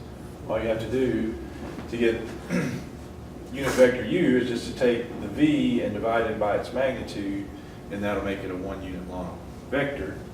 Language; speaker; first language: English; native; English